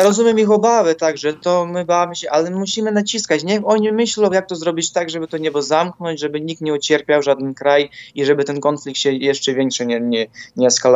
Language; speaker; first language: Polish; non-native, fluent; Ukrainian